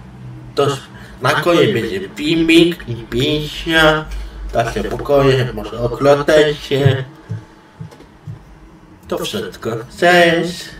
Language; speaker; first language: Polish; non-native, learner; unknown